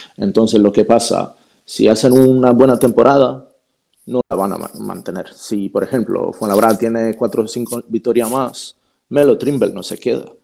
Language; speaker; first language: Spanish; non-native, fluent; Croatian